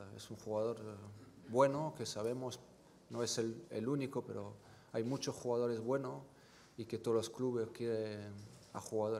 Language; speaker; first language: Spanish; non-native, fluent; French